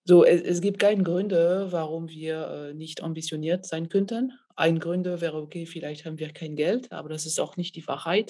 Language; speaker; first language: German; non-native, fluent; French